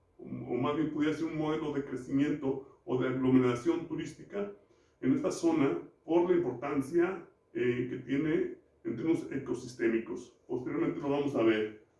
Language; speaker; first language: Spanish; native; Spanish